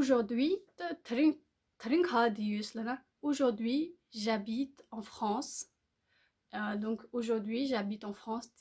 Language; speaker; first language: French; non-native, learner; Tibetan